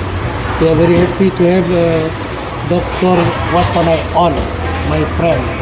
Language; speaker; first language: English; non-native, learner; Indonesian